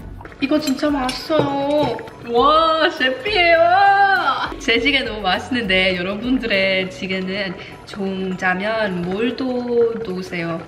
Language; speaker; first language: Korean; non-native, fluent; German